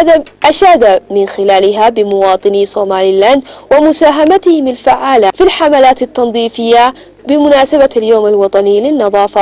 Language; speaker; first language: Arabic; non-native, local second language; Somali